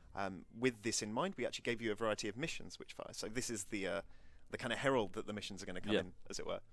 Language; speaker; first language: English; native; English